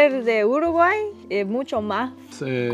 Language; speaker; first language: Spanish; non-native, learner; English